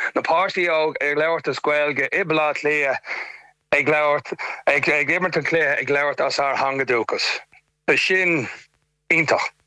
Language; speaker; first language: Irish; non-native, local second language; English